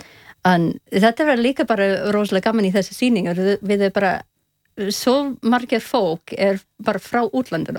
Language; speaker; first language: Icelandic; non-native, learner; English